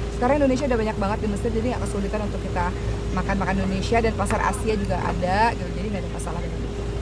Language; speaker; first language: Indonesian; native; Indonesian